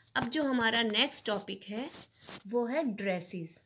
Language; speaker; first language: Hindi; native; Hindi